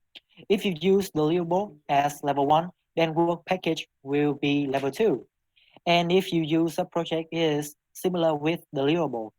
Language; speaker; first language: English; non-native, learner; Vietnamese